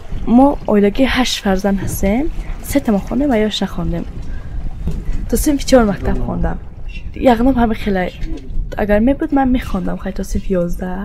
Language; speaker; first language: Persian; non-native, local second language; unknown